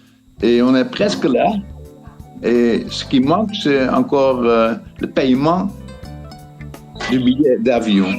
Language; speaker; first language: French; non-native, fluent; Dutch